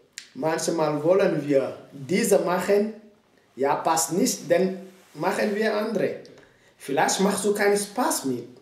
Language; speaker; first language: German; non-native, learner; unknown